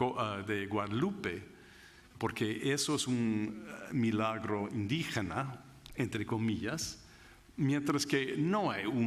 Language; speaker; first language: Spanish; non-native, fluent; English